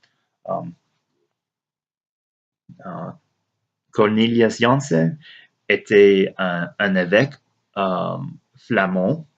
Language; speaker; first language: French; non-native, learner; English